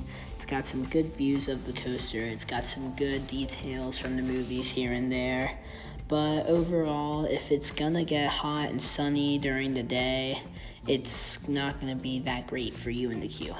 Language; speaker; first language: English; native; English